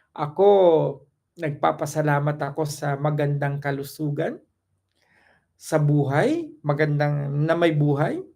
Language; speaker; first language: Filipino; non-native, local second language; Cebuano